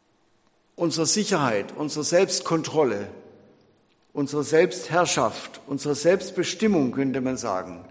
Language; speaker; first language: German; native; German